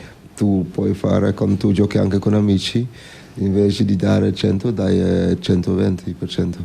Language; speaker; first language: Italian; non-native, fluent; Dutch